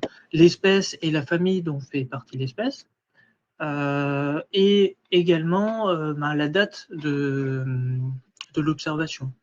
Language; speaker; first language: French; native; French